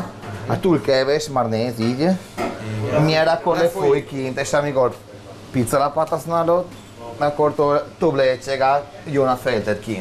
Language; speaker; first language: Hungarian; non-native, learner; Italian